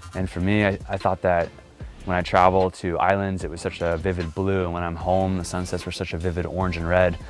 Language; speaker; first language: English; native; English